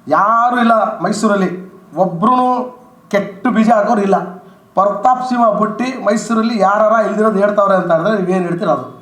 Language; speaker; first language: Kannada; non-native, local second language; Urdu